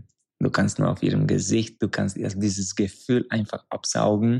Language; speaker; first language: German; non-native, fluent; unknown